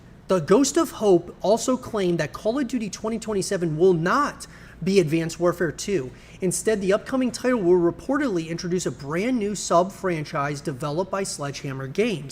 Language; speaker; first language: English; native; English